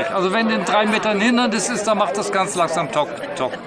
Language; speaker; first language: German; native; German